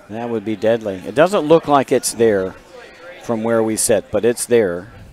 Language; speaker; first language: English; native; English